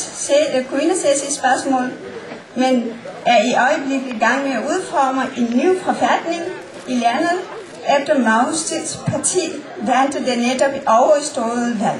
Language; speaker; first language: Danish; non-native, fluent; Nepali